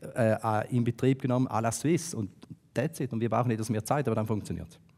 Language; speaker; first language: German; native; German